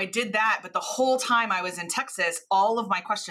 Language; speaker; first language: English; native; English